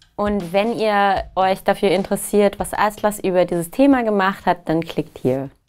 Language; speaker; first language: German; non-native, fluent; Persian